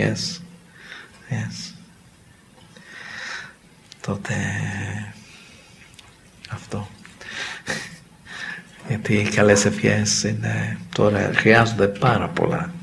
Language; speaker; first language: Greek; non-native, learner; English